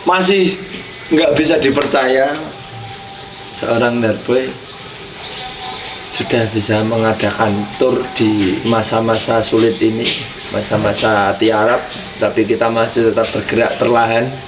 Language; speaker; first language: Indonesian; non-native, local second language; Javanese